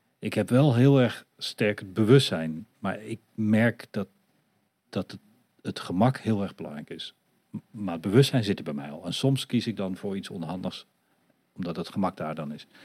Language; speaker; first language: Dutch; native; Dutch